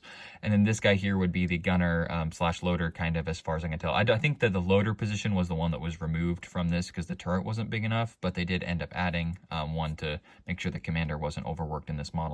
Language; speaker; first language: English; native; English